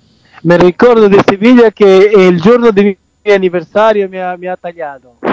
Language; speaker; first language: Italian; non-native, learner; Portuguese